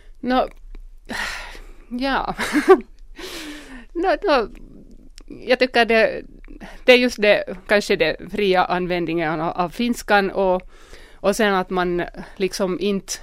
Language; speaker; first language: Swedish; non-native, local second language; Finnish